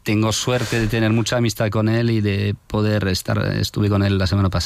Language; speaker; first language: Spanish; non-native, fluent; French